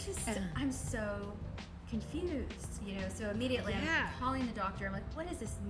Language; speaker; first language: English; native; English